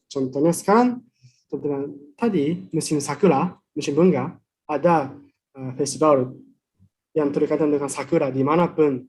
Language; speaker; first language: Indonesian; non-native, fluent; Japanese